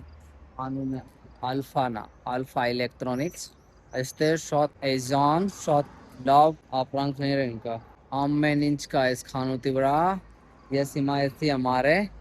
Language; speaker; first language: Armenian; non-native, learner; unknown